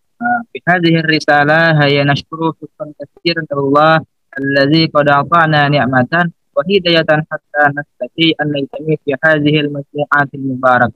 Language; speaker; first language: Arabic; non-native, learner; Indonesian